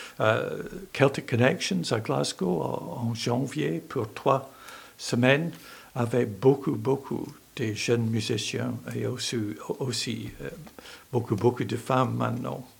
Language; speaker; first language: French; non-native, learner; English